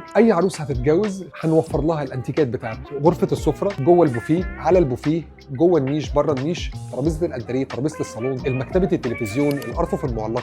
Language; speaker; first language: Arabic; native; Arabic